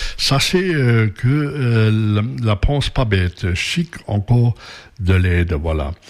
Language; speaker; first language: French; native; French